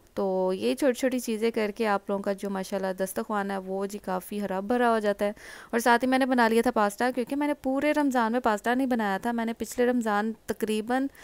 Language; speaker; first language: Urdu; native; Urdu